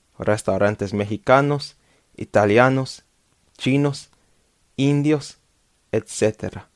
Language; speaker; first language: Spanish; non-native, fluent; English